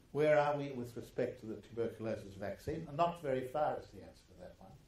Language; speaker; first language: English; early bilingual, other home language; German